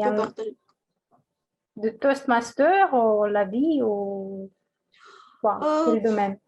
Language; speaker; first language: French; non-native, learner; Russian